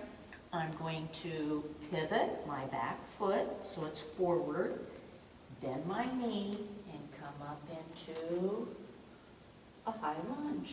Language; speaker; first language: English; native; English